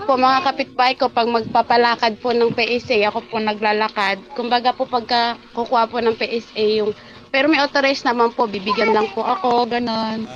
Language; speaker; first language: Filipino; native; Filipino